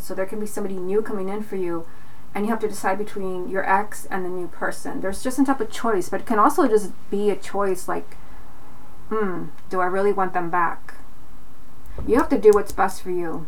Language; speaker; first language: English; native; English